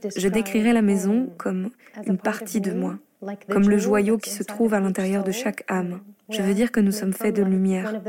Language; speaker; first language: French; non-native, fluent; Arabic